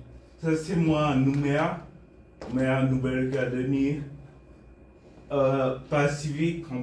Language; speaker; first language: French; non-native, fluent; Bulgarian